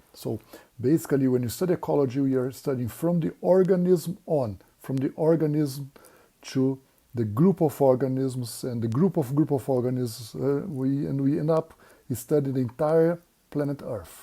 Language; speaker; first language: English; non-native, fluent; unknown